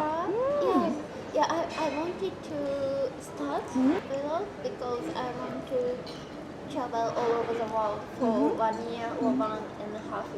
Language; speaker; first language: English; non-native, learner; Japanese